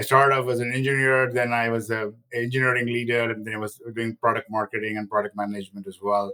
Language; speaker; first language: English; non-native, local second language; Tamil